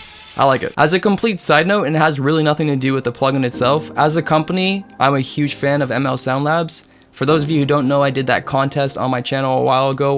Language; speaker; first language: English; native; English